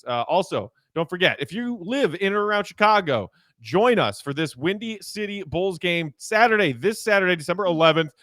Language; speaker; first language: English; native; English